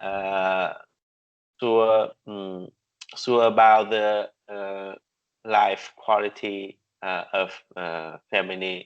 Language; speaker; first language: English; non-native, learner; Vietnamese